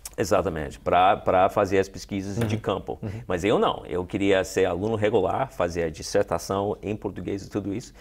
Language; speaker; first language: Portuguese; non-native, fluent; English